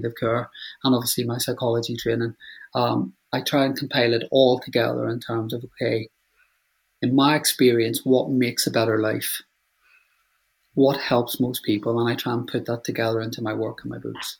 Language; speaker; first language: English; native; English